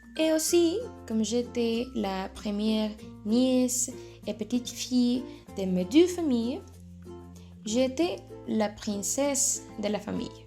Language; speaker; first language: French; non-native, learner; Spanish